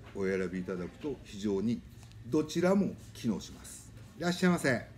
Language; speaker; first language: Japanese; native; Japanese